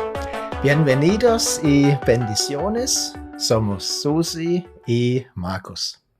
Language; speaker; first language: Spanish; non-native, fluent; German